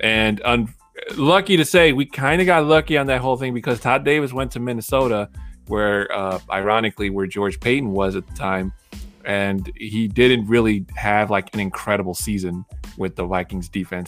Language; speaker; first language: English; early bilingual, other home language; Spanish